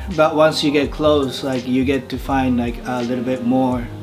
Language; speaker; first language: English; non-native, fluent; Japanese